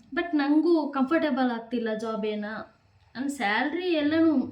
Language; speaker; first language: Kannada; native; Kannada